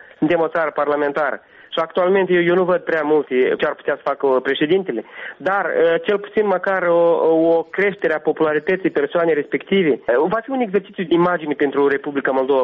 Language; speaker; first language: Romanian; non-native, local second language; Gagauz